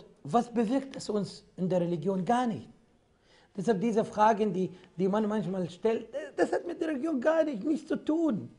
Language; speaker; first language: German; non-native, fluent; Arabic